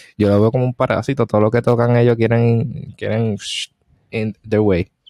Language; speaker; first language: Spanish; native; Spanish